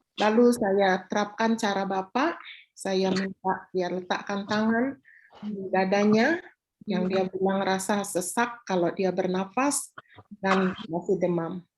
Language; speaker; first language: Malay; native; Malay